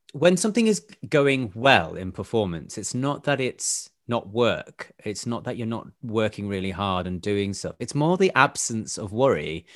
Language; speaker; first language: English; native; English